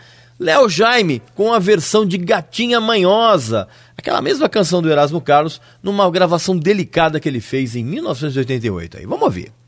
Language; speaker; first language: Portuguese; native; Portuguese